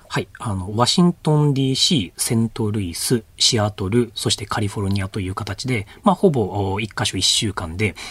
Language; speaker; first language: Japanese; native; Japanese